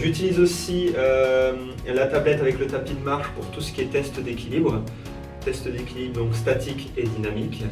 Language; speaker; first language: French; native; French